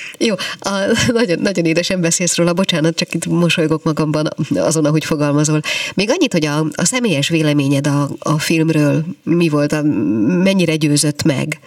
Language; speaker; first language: Hungarian; native; Hungarian